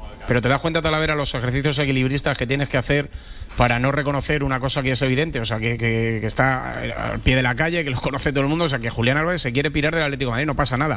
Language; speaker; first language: Spanish; native; Spanish